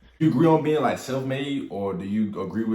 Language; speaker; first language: English; native; English